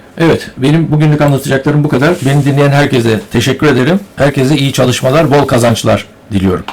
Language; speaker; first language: Turkish; native; Turkish